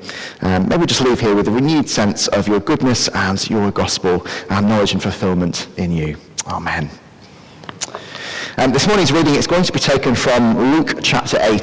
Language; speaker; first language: English; native; English